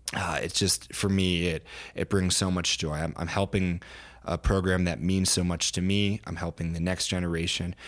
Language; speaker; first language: English; native; English